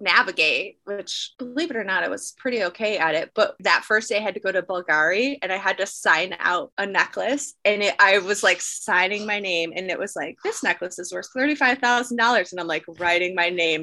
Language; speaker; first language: English; native; English